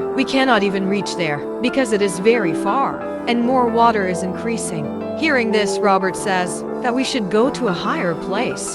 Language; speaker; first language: English; non-native, local second language; Hindi